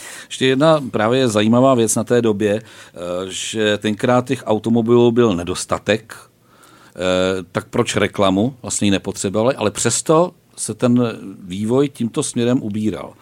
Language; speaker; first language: Czech; native; Czech